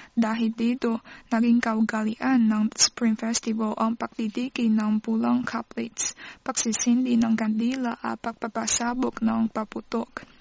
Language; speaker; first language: Filipino; non-native, learner; Chinese